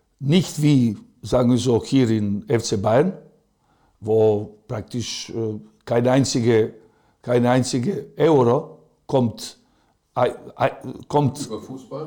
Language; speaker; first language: German; non-native, fluent; Serbian